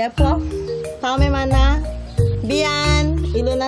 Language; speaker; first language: Korean; non-native, learner; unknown